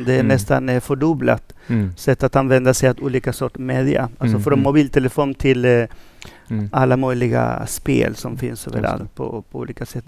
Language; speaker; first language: Swedish; non-native, fluent; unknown